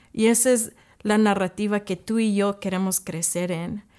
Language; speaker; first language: Spanish; early bilingual, other home language; English